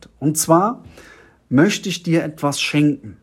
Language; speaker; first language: German; native; German